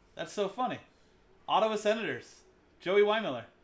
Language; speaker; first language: English; native; English